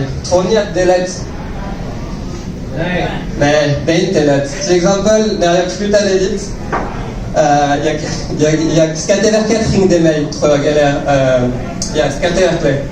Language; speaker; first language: Swedish; non-native, learner; French